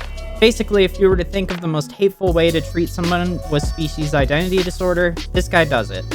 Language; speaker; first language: English; native; English